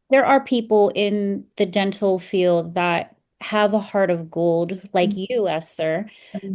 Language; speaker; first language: English; native; English